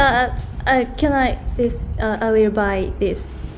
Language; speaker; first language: English; non-native, learner; Korean